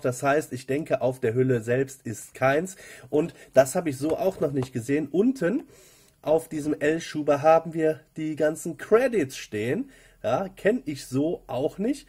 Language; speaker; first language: German; native; German